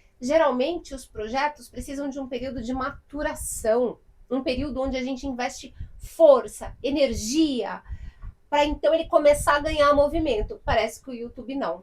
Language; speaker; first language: Portuguese; native; Portuguese